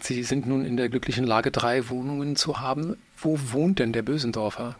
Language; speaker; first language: German; native; German